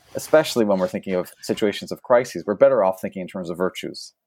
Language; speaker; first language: English; early bilingual, other home language; French